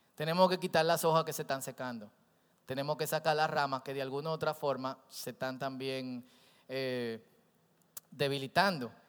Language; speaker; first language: Spanish; native; Spanish